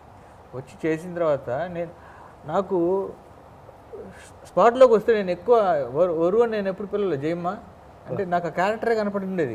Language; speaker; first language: Telugu; native; Telugu